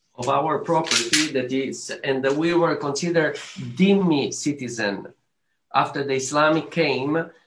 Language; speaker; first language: English; non-native, learner; Arabic